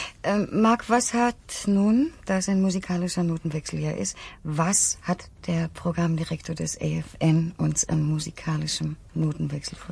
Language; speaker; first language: German; native; German